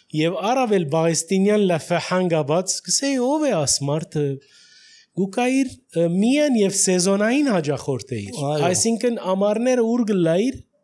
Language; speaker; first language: Armenian; native; Armenian